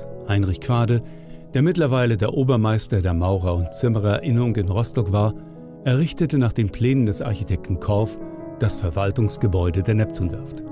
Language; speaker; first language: German; native; German